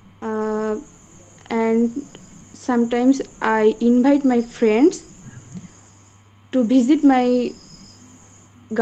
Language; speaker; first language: English; non-native, learner; Bangla